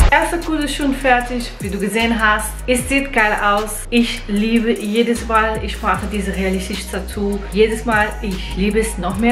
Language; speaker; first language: German; non-native, fluent; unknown